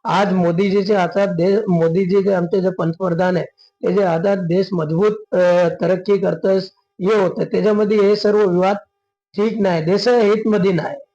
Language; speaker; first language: Marathi; non-native, local second language; Urdu